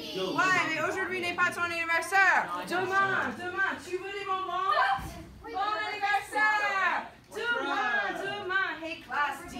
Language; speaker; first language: French; non-native, fluent; English